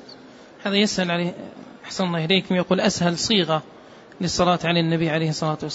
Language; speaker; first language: Arabic; native; Arabic